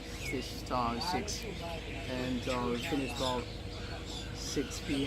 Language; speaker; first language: English; non-native, learner; Burmese